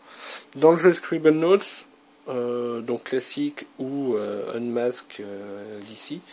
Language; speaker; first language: French; native; French